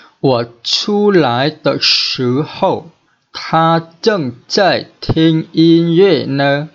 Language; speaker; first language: Chinese; non-native, fluent; Vietnamese